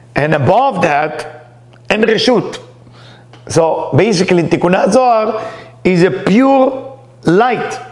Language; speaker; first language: English; non-native, fluent; Hebrew